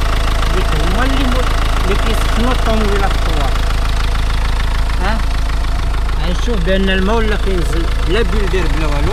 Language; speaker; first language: Arabic; native; Arabic